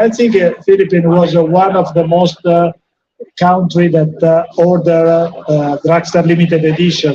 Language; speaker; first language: English; non-native, fluent; Italian